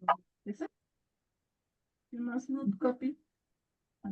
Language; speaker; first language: English; non-native, learner; Spanish